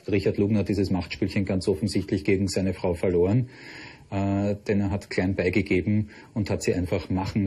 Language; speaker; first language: German; native; German